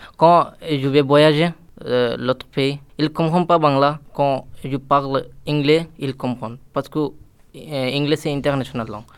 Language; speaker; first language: French; non-native, learner; Bangla